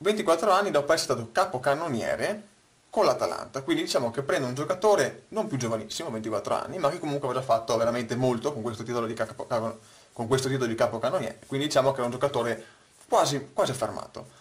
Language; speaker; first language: Italian; native; Italian